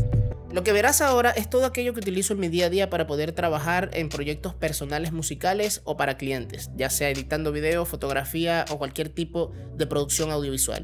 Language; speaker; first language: Spanish; native; Spanish